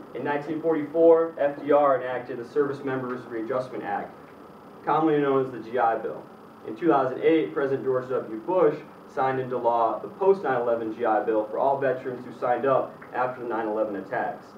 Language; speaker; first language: English; native; English